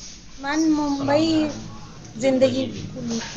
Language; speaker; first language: Persian; non-native, learner; Urdu